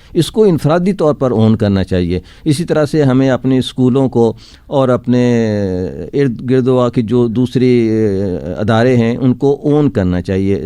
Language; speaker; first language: Urdu; non-native, local second language; Punjabi